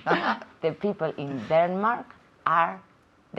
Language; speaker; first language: English; non-native, learner; Spanish